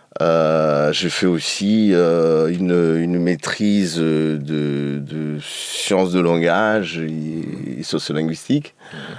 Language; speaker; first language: French; non-native, fluent; Portuguese